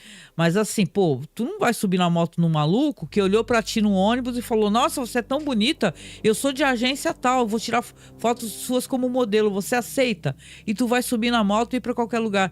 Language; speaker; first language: Portuguese; native; Portuguese